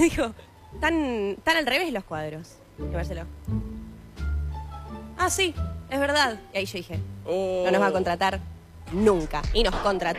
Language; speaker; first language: Spanish; native; Spanish